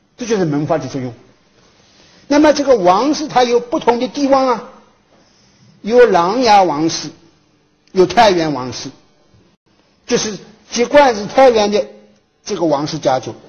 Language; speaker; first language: Chinese; native; Chinese